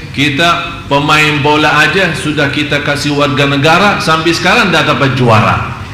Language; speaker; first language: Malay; non-native, fluent; Arabic